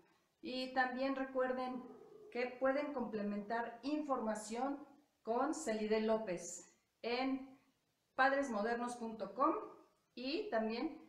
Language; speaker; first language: Spanish; native; Spanish